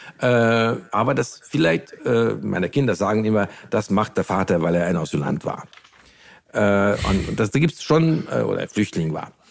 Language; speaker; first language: German; non-native, fluent; Hungarian